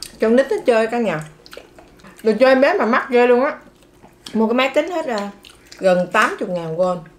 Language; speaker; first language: Vietnamese; native; Vietnamese